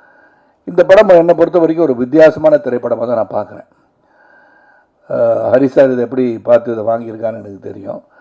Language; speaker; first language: Tamil; native; Tamil